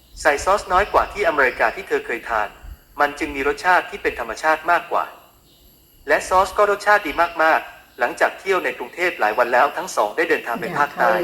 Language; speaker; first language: Thai; native; Thai